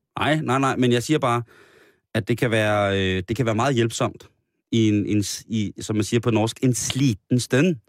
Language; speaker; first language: Danish; native; Danish